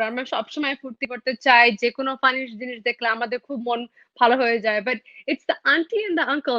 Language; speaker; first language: Bangla; early bilingual, heritage; Bangla